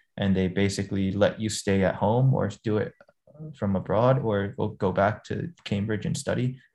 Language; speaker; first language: English; native; English